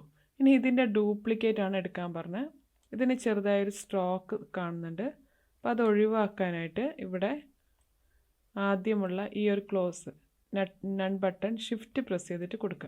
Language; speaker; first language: Malayalam; native; Malayalam